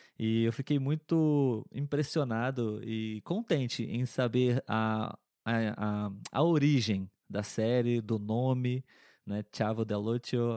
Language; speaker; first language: Portuguese; native; Portuguese